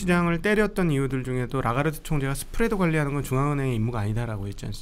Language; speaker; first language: Korean; native; Korean